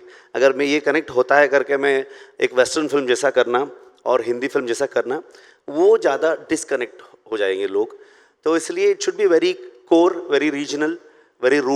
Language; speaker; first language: Hindi; non-native, local second language; Kannada